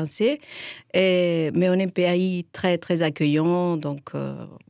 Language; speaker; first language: French; non-native, fluent; Spanish